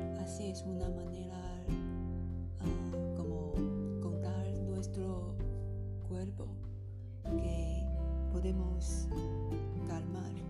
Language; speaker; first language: Spanish; non-native, learner; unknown